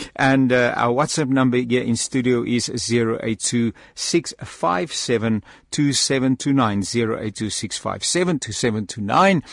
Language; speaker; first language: English; non-native, local second language; Afrikaans